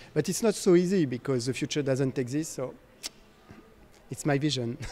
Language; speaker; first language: English; non-native, fluent; French